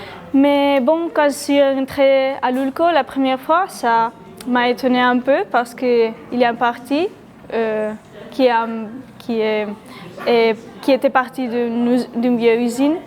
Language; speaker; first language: French; non-native, learner; Spanish